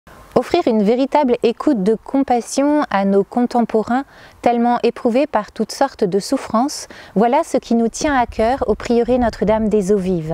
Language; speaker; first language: French; native; French